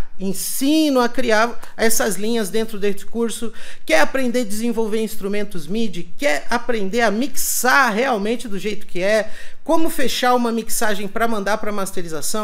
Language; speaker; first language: Portuguese; native; Portuguese